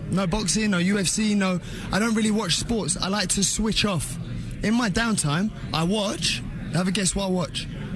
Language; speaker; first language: English; early bilingual, other home language; Spanish